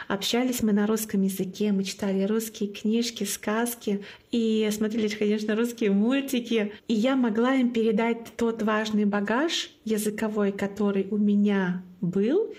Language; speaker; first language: Russian; non-native, local second language; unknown